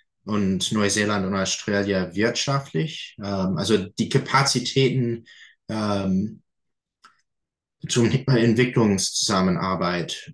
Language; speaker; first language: German; non-native, fluent; English